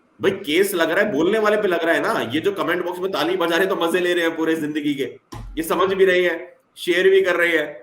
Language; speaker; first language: Hindi; native; Hindi